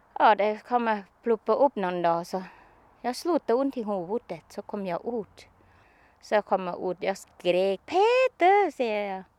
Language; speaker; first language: Swedish; non-native, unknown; Thai